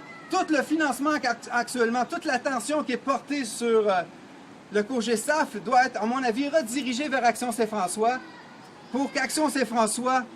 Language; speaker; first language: French; native; French